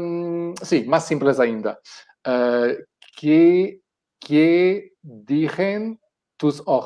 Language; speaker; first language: Spanish; non-native, fluent; Portuguese